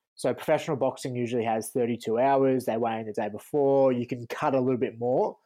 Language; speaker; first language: English; native; English